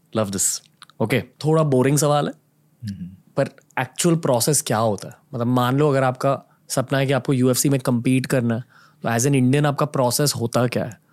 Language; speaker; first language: Hindi; native; Hindi